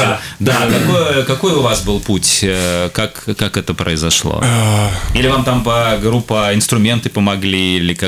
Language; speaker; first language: Russian; native; Russian